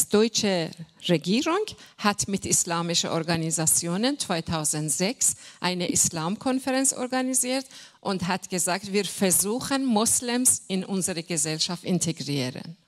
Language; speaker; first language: German; non-native, learner; Persian